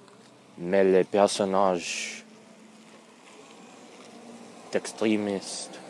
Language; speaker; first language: French; non-native, learner; English